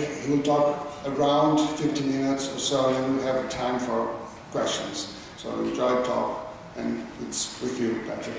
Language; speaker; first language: English; non-native, fluent; Portuguese